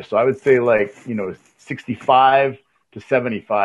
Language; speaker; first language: English; native; English